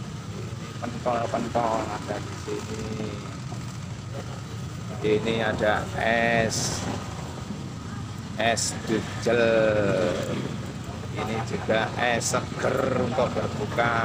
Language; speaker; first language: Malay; non-native, local second language; Javanese